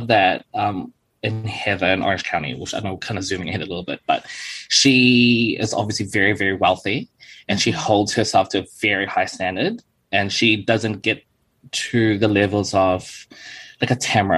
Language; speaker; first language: English; native; English